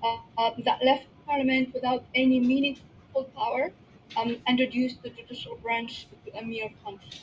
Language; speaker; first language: English; non-native, local second language; Arabic